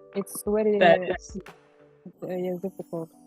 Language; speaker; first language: English; non-native, learner; Russian